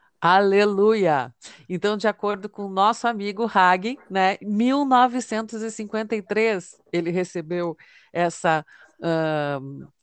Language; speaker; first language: Portuguese; native; Portuguese